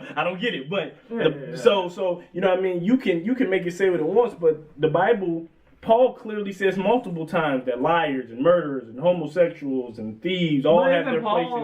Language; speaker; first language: English; native; English